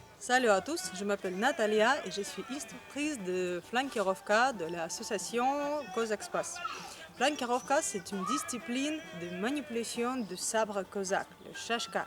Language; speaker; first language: French; non-native, learner; Russian